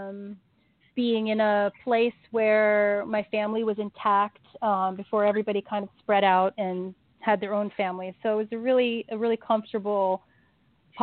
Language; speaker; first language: English; native; English